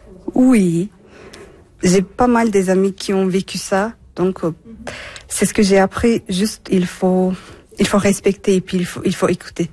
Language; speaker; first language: French; non-native, fluent; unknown